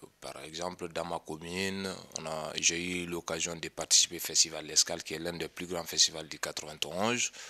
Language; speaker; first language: French; non-native, local second language; Mandingo